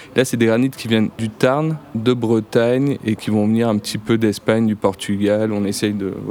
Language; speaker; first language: French; native; French